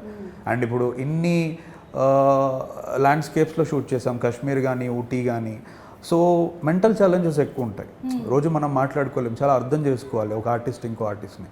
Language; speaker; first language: Telugu; native; Telugu